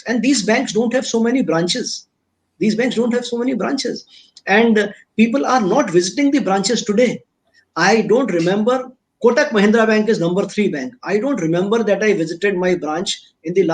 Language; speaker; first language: English; non-native, local second language; Hindi